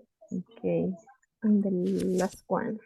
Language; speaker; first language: English; non-native, learner; Spanish